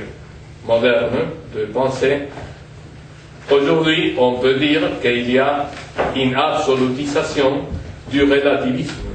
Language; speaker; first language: French; non-native, fluent; Spanish